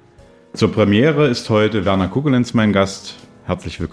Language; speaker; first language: German; native; German